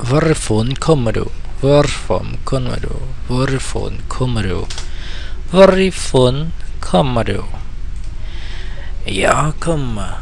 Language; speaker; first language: Swedish; non-native, learner; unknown